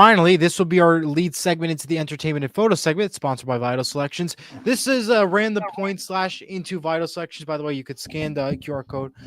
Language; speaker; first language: English; native; English